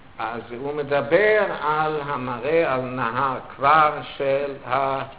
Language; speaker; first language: Hebrew; non-native, fluent; German